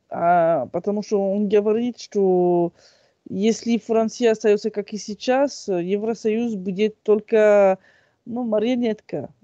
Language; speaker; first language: Russian; non-native, fluent; French